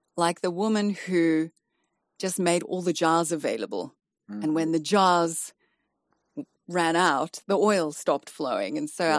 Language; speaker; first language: English; native; English